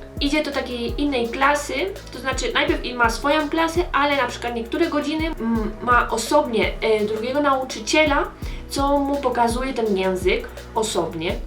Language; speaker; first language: Polish; early bilingual, heritage; Polish